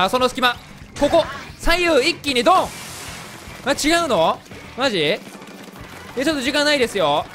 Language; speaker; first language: Japanese; native; Japanese